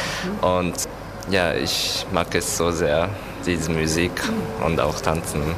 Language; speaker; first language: German; non-native, learner; Japanese